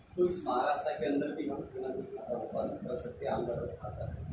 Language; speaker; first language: Hindi; non-native, local second language; Marathi